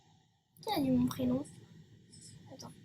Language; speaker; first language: French; native; French